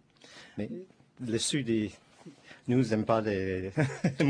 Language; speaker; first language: French; non-native, learner; Chinese